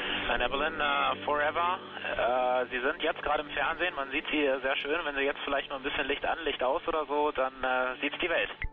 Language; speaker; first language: German; native; German